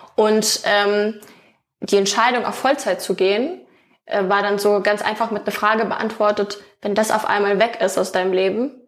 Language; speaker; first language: German; non-native, fluent; Ukrainian